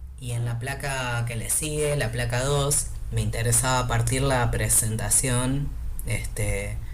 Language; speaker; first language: Spanish; native; Spanish